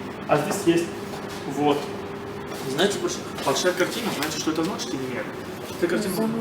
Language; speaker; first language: Russian; non-native, learner; Arabic